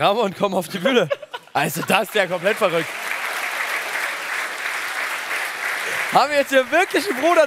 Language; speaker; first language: German; native; German